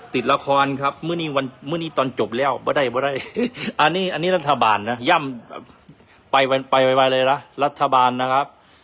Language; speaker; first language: Thai; native; Thai